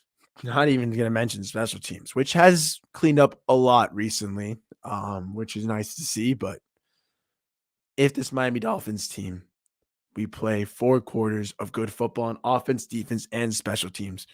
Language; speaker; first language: English; native; English